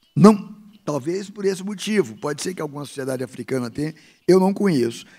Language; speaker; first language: Portuguese; native; Portuguese